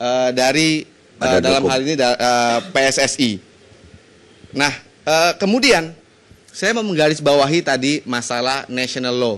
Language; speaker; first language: Indonesian; native; Indonesian